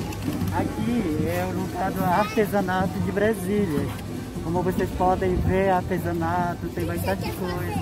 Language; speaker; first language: Portuguese; non-native, local second language; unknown